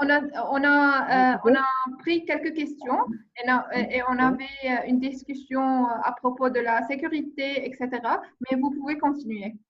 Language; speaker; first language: French; non-native, learner; English